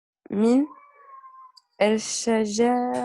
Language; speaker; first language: Arabic; non-native, learner; French